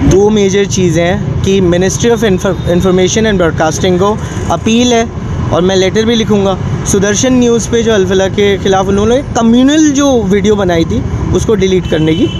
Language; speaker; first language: Hindi; non-native, local second language; Manipuri